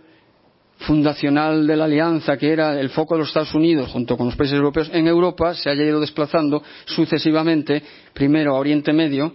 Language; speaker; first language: Spanish; native; Spanish